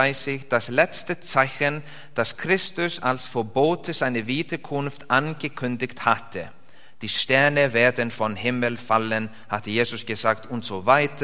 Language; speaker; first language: German; non-native, fluent; Icelandic